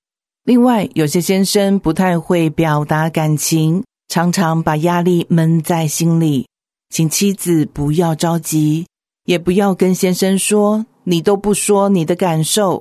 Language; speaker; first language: Chinese; native; Chinese